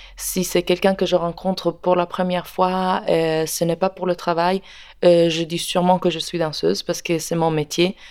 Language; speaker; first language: French; non-native, fluent; Italian